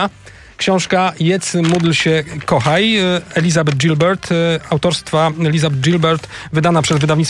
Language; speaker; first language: Polish; native; Polish